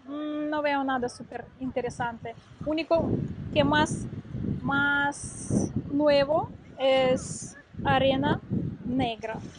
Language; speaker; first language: Spanish; non-native, learner; Russian